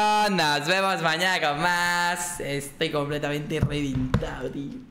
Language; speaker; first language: Spanish; native; Spanish